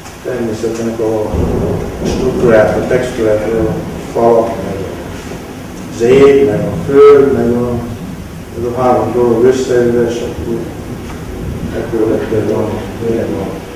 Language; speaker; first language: Hungarian; non-native, local second language; Romanian